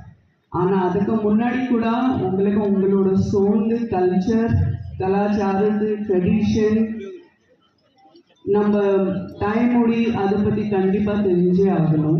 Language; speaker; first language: Tamil; non-native, fluent; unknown